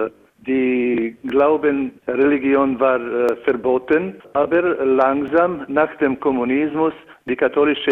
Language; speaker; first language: German; non-native, learner; Albanian